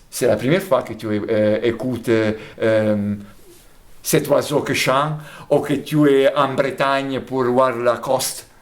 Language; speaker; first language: French; non-native, fluent; Italian